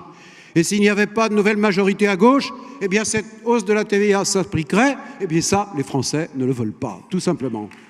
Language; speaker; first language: French; native; French